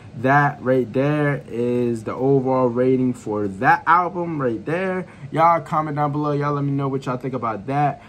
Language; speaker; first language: English; native; English